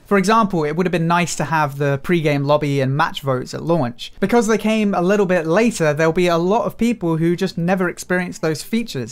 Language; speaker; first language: English; native; English